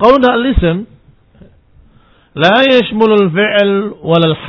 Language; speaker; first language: Arabic; non-native, fluent; Indonesian